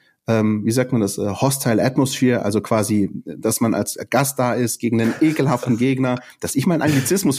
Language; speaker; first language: German; native; German